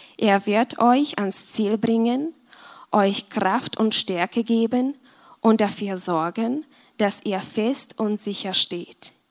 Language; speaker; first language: German; non-native, fluent; Czech